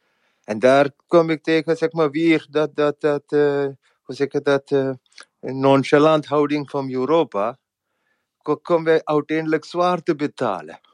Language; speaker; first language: Dutch; non-native, fluent; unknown